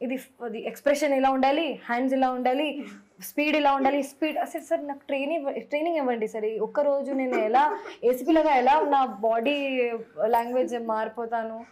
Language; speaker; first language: Telugu; non-native, learner; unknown